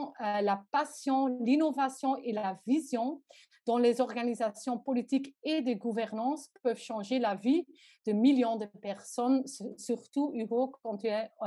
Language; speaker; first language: French; non-native, local second language; Dutch